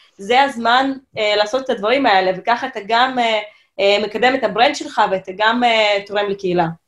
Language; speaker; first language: Hebrew; non-native, fluent; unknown